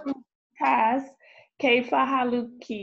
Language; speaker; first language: Arabic; non-native, learner; English